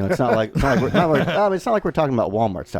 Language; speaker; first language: English; native; English